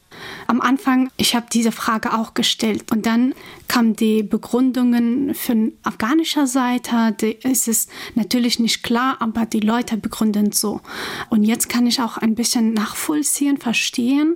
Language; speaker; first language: German; non-native, fluent; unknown